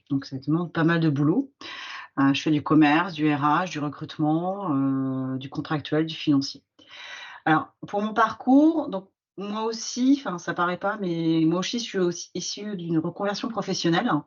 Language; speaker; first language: French; native; French